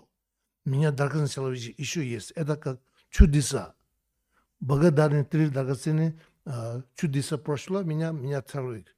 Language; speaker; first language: Russian; non-native, learner; Tibetan